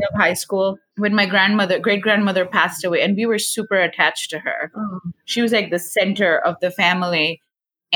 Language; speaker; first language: English; non-native, local second language; Gujarati